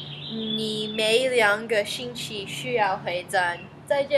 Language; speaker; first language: Chinese; non-native, learner; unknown